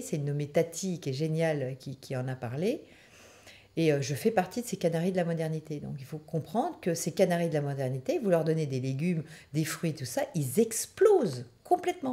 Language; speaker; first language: French; native; French